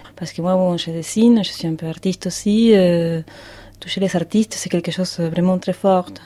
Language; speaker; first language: French; non-native, fluent; Spanish